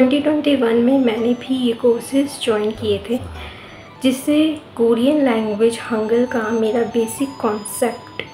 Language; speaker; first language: Hindi; native; Hindi